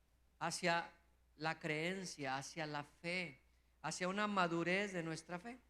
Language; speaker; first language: Spanish; native; Spanish